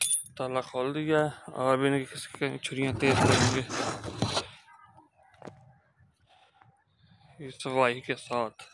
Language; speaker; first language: Hindi; non-native, local second language; Punjabi